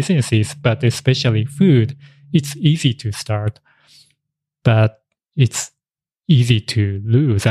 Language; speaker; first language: English; non-native, fluent; Japanese